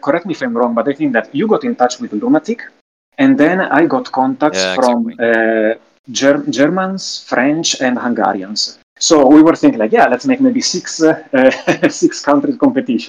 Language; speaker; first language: English; non-native, fluent; Italian